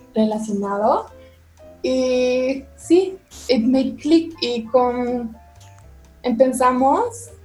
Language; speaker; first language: Spanish; non-native, learner; German